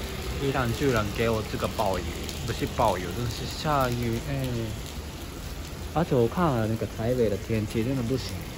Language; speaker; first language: Chinese; non-native, fluent; Japanese